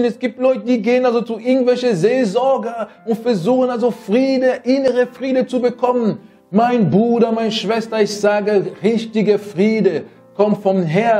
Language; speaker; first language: German; non-native, fluent; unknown